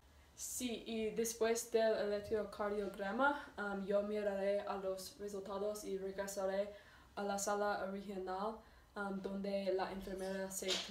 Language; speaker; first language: Spanish; non-native, learner; English